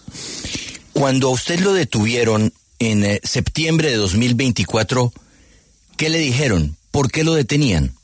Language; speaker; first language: Spanish; native; Spanish